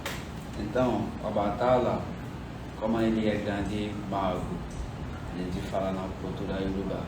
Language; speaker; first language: Portuguese; non-native, fluent; Yoruba